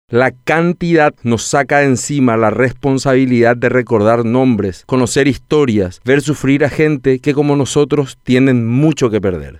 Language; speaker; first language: Spanish; native; Spanish